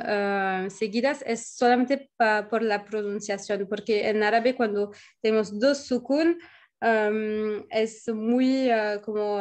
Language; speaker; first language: Spanish; non-native, fluent; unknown